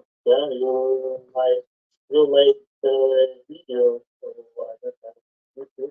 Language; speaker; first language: English; non-native, learner; Spanish